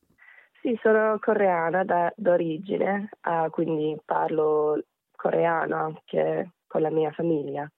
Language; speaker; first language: Italian; non-native, fluent; Korean